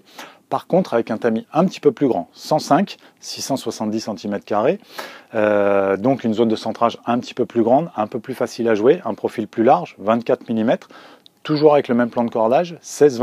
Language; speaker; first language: French; native; French